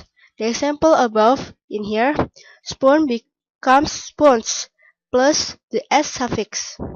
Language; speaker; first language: English; non-native, learner; Indonesian